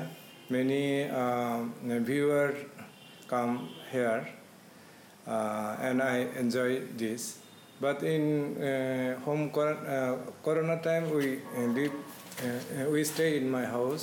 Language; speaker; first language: English; non-native, local second language; Kok Borok